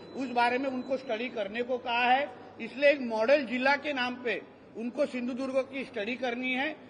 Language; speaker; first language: Hindi; non-native, local second language; Marathi